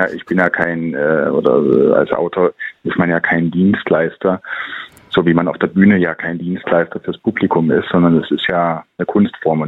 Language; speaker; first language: German; native; German